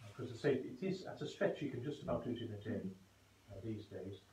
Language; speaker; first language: English; native; English